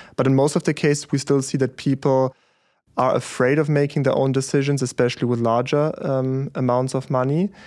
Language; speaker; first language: English; early bilingual, other home language; German